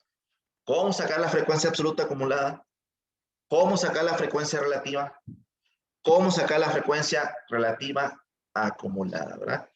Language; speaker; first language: Spanish; native; Spanish